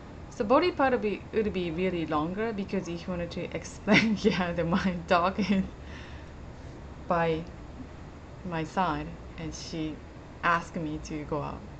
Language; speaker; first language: English; non-native, fluent; Japanese